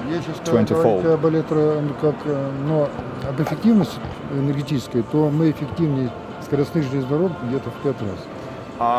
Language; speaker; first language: Russian; native; Russian